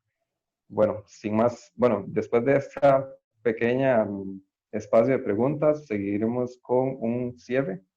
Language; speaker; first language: Spanish; native; Spanish